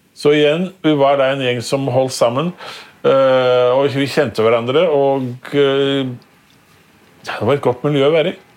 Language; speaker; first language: Norwegian; native; Norwegian